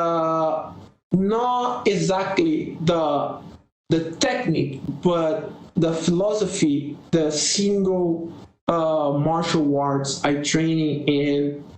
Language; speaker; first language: English; non-native, learner; Portuguese